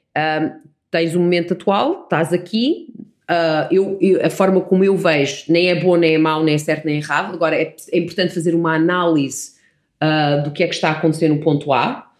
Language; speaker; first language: Portuguese; early bilingual, other home language; English